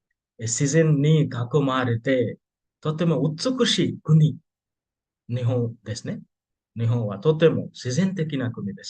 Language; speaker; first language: Japanese; non-native, fluent; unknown